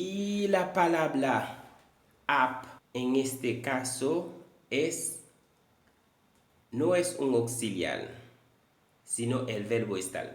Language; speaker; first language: Spanish; non-native, fluent; Haitian Creole